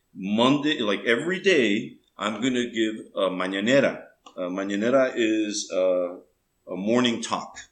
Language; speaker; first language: English; early bilingual, other home language; Spanish